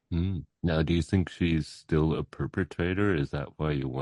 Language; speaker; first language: English; native; English